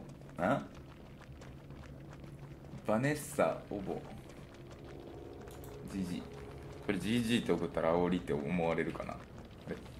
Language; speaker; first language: Japanese; native; Japanese